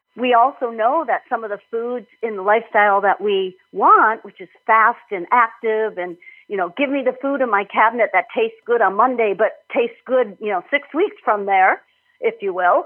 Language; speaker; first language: English; native; English